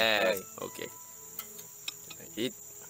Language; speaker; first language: English; non-native, learner; Japanese